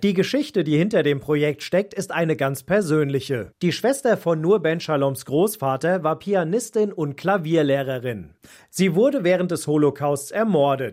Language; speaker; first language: German; native; German